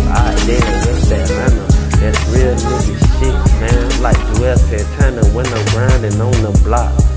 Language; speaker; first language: English; native; English